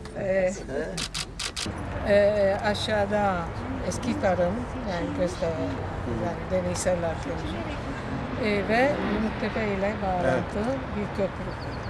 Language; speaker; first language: Turkish; non-native, fluent; Italian